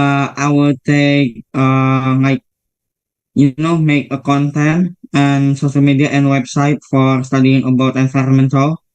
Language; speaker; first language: English; non-native, learner; Indonesian